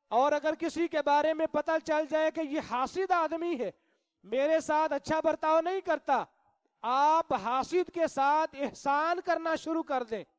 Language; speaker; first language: Urdu; non-native, local second language; Punjabi